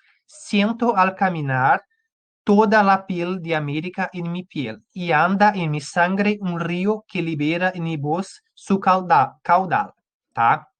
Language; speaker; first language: Spanish; non-native, fluent; Portuguese